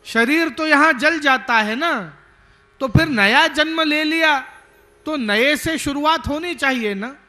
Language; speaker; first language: Hindi; non-native, local second language; Gujarati